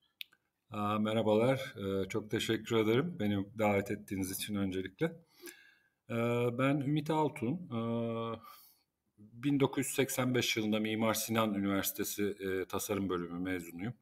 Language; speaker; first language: Turkish; native; Turkish